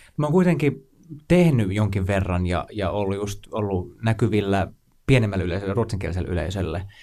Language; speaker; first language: Finnish; non-native, local second language; Swedish